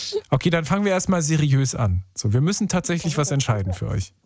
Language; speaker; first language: German; native; German